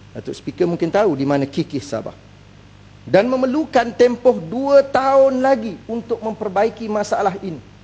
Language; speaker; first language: Malay; native; Malay